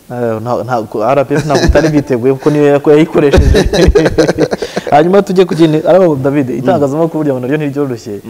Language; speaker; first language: Kinyarwanda; native; Kinyarwanda